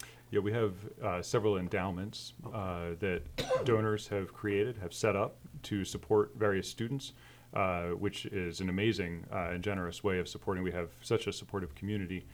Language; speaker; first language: English; native; English